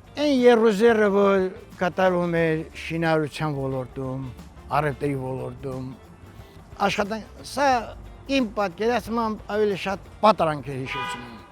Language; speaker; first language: Armenian; native; Armenian